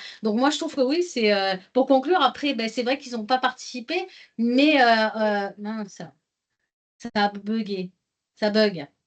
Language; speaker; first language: French; native; French